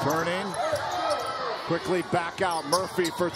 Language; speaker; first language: English; native; English